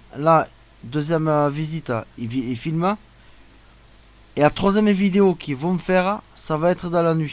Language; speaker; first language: French; native; French